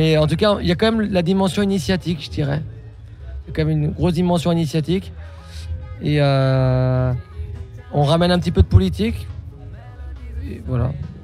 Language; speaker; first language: French; native; French